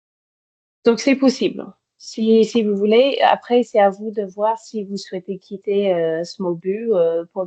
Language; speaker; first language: French; native; French